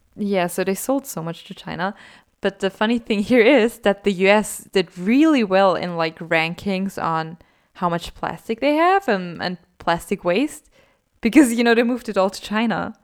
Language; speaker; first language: English; non-native, fluent; German